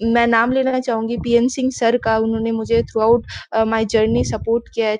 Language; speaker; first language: Hindi; non-native, local second language; Bangla